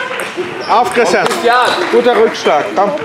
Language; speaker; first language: German; native; German